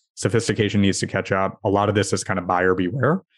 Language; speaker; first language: English; early bilingual, other home language; Hindi